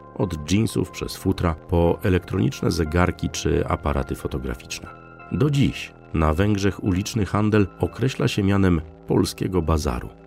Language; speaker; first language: Polish; native; Polish